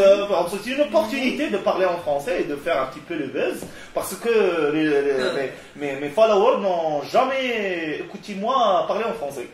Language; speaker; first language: French; non-native, local second language; Arabic